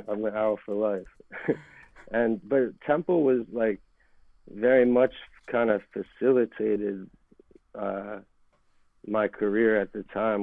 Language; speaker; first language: English; native; English